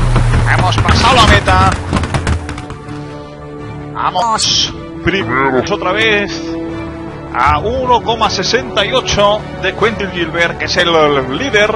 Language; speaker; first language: Spanish; native; Spanish